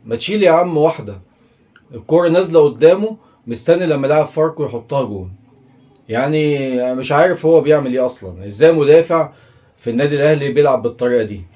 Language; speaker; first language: Arabic; native; Arabic